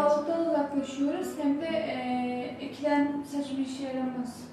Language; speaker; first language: Turkish; native; Turkish